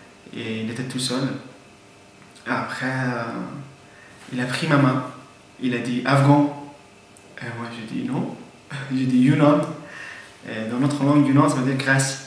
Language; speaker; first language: French; non-native, fluent; Persian